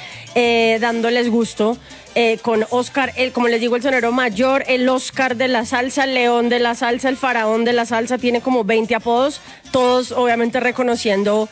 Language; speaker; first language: Spanish; native; Spanish